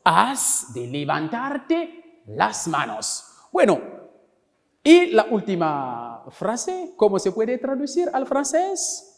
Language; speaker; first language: Spanish; non-native, local second language; French